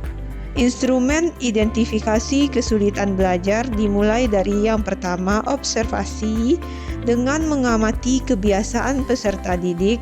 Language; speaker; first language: Indonesian; native; Indonesian